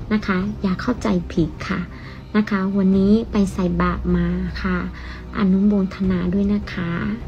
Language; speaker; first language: Thai; non-native, fluent; Burmese